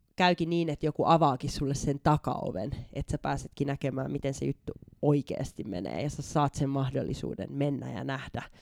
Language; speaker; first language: Finnish; native; Finnish